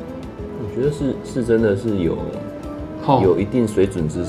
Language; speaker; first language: Chinese; native; Chinese